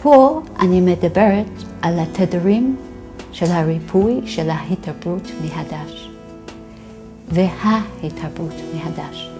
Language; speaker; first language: Hebrew; non-native, fluent; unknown